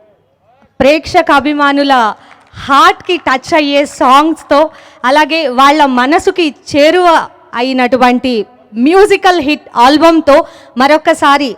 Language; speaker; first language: Telugu; native; Telugu